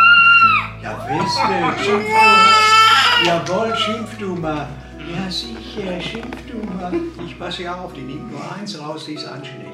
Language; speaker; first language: German; native; German